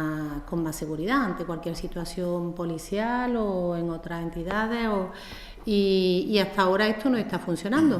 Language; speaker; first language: Spanish; native; Spanish